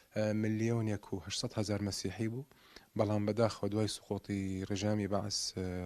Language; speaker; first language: Central Kurdish; non-native, local second language; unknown